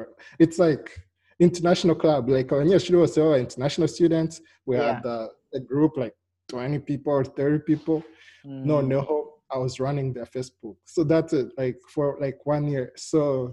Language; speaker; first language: English; non-native, local second language; Kinyarwanda